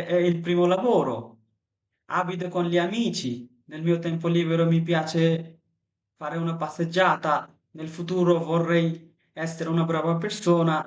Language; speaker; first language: Italian; non-native, fluent; Bangla